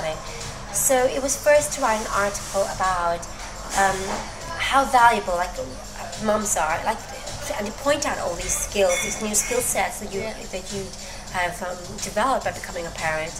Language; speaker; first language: English; non-native, fluent; Greek